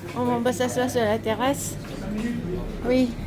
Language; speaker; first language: French; non-native, learner; Filipino